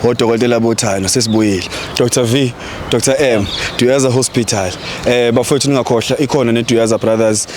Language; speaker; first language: Zulu; native; Zulu